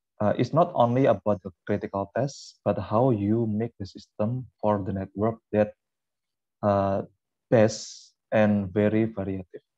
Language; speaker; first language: English; non-native, fluent; Indonesian